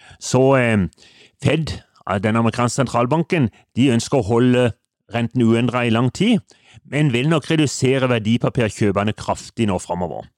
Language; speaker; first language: Norwegian; native; Norwegian